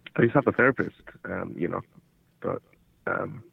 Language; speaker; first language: English; early bilingual, other home language; Portuguese